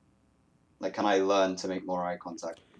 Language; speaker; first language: English; native; English